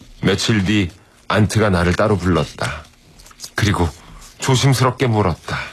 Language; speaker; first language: Korean; native; Korean